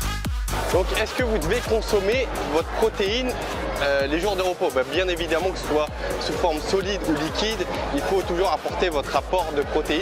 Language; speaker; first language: French; native; French